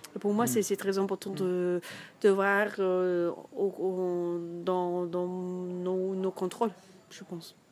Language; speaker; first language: French; non-native, learner; German